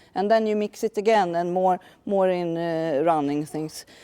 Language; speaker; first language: English; non-native, fluent; Swedish